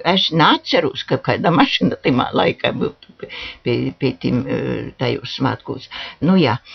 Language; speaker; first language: Latvian; native; Latvian